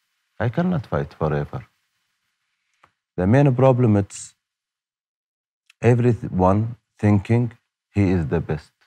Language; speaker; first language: English; non-native, learner; Arabic